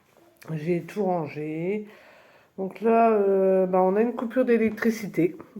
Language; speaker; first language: French; native; French